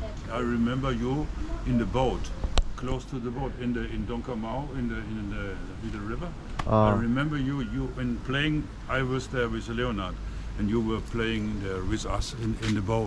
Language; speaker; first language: English; non-native, learner; German